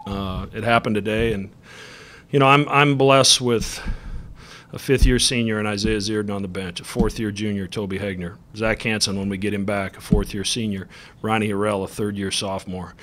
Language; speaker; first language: English; native; English